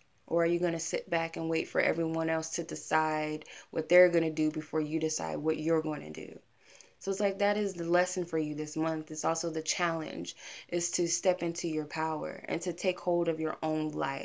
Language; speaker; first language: English; native; English